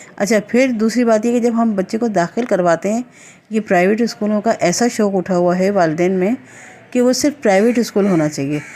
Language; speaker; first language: Urdu; native; Urdu